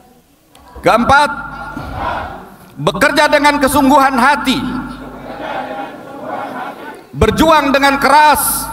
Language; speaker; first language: Indonesian; native; Indonesian